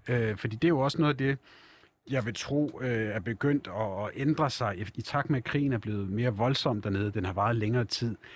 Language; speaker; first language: Danish; native; Danish